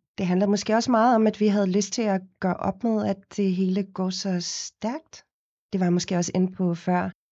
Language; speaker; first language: Danish; non-native, fluent; Afrikaans